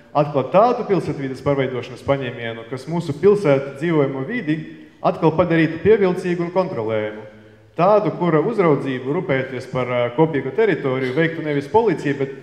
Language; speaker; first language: Latvian; non-native, local second language; Russian